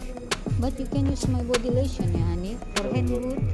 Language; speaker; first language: English; non-native, learner; Indonesian